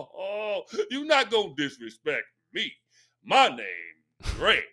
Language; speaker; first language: English; native; English